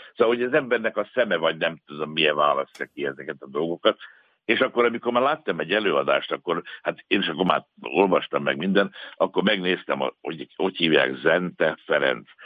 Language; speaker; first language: Hungarian; native; Hungarian